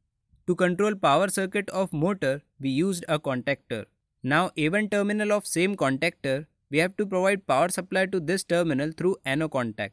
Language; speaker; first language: English; non-native, local second language; Hindi